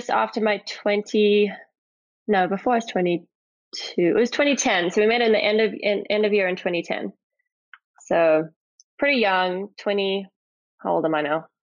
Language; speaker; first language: English; native; English